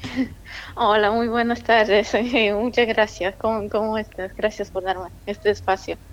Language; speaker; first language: Spanish; non-native, fluent; Polish